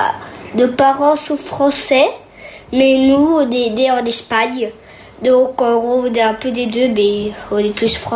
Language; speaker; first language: French; early bilingual, heritage; French